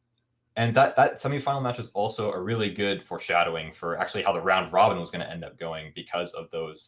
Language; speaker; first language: English; native; English